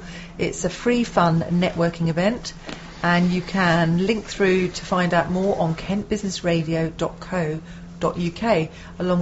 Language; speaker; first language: English; native; English